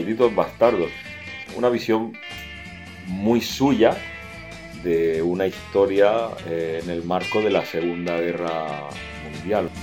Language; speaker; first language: Spanish; native; Spanish